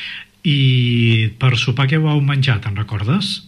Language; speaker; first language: Catalan; native; Catalan